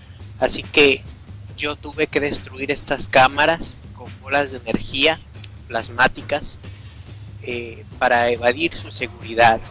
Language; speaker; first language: Spanish; native; Spanish